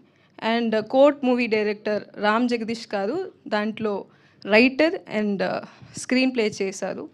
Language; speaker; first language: Telugu; non-native, local second language; Tamil